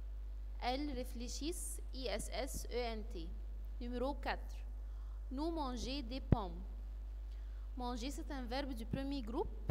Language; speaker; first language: French; non-native, fluent; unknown